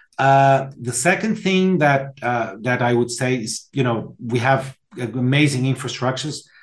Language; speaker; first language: English; non-native, fluent; Portuguese